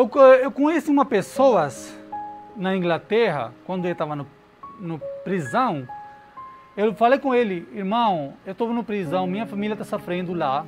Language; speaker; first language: Portuguese; non-native, learner; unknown